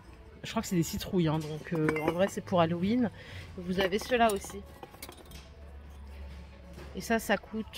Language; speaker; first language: French; native; French